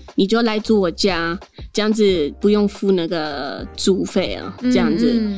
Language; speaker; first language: Chinese; non-native, fluent; French